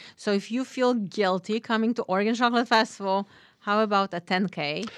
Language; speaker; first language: English; non-native, fluent; Polish